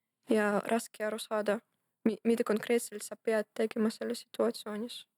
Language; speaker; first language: Estonian; non-native, local second language; Russian